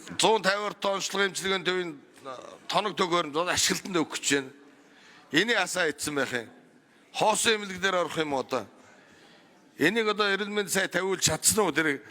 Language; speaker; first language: Mongolian; non-native, local second language; Kazakh